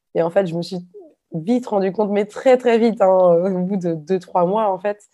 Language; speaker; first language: French; native; French